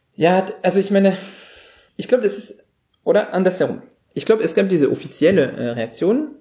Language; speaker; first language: German; non-native, fluent; French